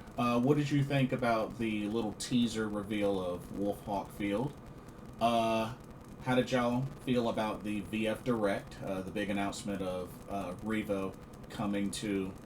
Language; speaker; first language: English; native; English